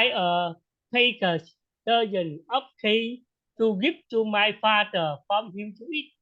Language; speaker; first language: English; non-native, learner; Vietnamese